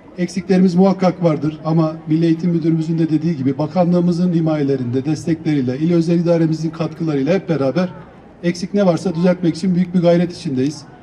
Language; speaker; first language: Turkish; native; Turkish